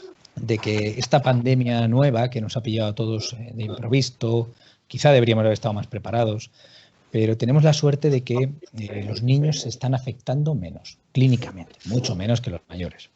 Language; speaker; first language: Spanish; native; Spanish